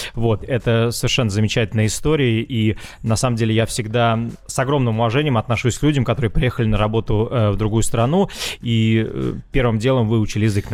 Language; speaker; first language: Russian; native; Russian